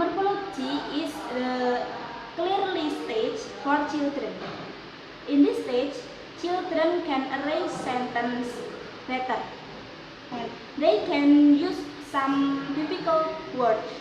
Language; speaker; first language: English; non-native, learner; Indonesian